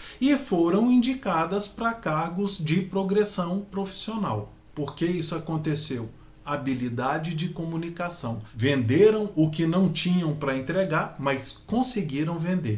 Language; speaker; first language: Portuguese; native; Portuguese